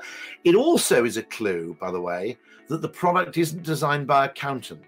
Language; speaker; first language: English; native; English